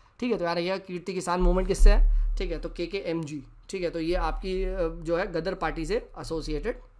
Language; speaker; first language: Hindi; native; Hindi